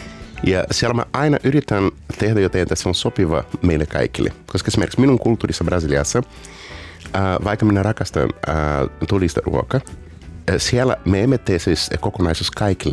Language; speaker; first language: Finnish; non-native, fluent; Portuguese